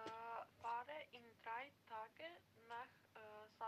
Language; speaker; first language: German; non-native, learner; Macedonian